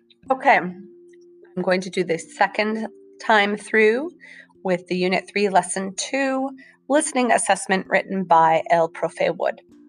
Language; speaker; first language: English; native; English